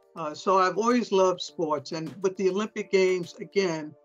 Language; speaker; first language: English; native; English